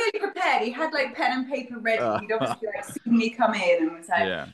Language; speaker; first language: English; native; English